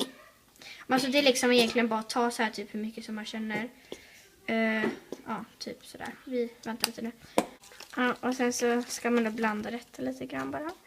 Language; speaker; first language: Swedish; native; Swedish